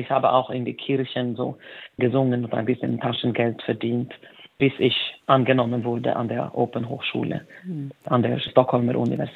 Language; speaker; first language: German; non-native, fluent; Swedish